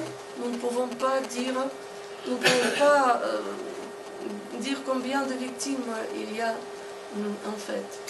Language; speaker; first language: French; non-native, fluent; Russian